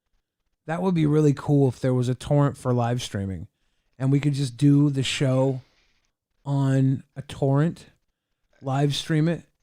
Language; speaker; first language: English; native; English